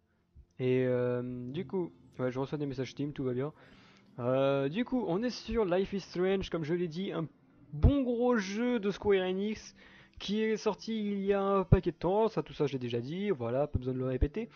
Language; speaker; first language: French; native; French